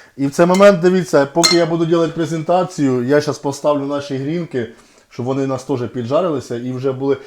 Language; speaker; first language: Ukrainian; non-native, local second language; Russian